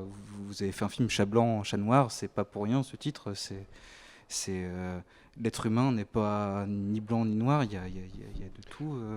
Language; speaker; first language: French; native; French